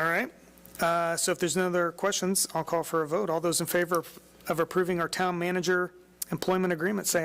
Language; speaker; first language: English; native; English